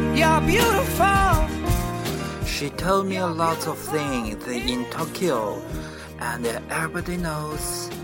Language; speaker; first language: English; non-native, learner; Chinese